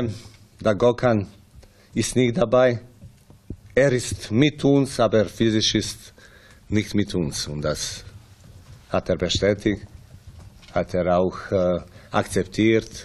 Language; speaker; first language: German; non-native, fluent; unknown